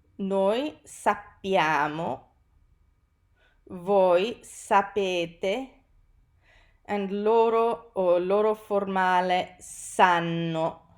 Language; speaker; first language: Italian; non-native, fluent; English